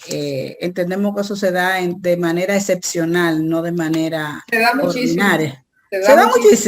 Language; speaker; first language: Spanish; native; Spanish